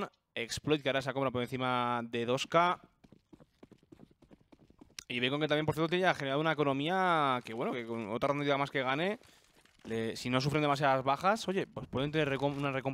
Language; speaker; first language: Spanish; native; Spanish